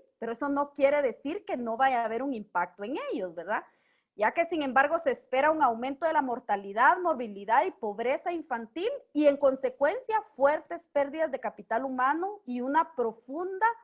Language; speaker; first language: Spanish; native; Spanish